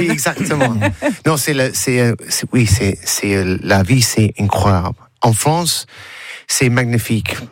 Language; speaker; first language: French; non-native, learner; English